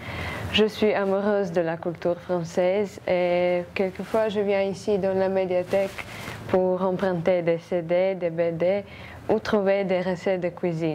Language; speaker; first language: French; non-native, fluent; Croatian